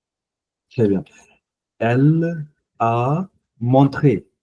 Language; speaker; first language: French; non-native, learner; Punjabi